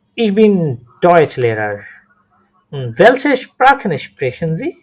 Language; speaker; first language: German; non-native, fluent; Bangla